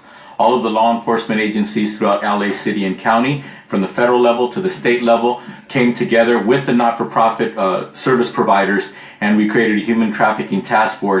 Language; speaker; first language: English; native; English